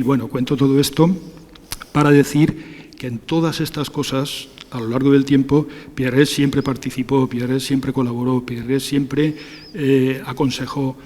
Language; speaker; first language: Spanish; native; Spanish